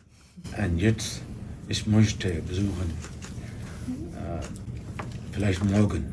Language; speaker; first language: German; non-native, learner; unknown